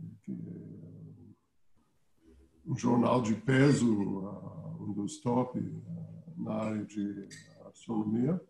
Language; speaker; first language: Portuguese; non-native, fluent; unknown